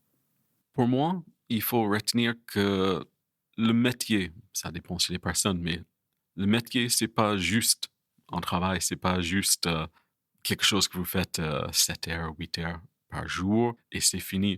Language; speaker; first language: French; non-native, fluent; English